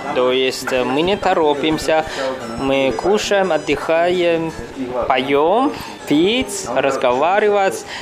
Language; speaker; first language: Russian; non-native, learner; Chinese